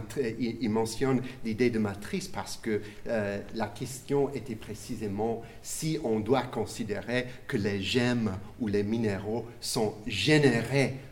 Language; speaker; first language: French; non-native, fluent; English